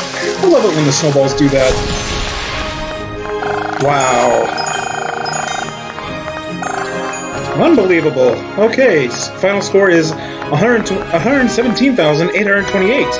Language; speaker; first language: English; native; English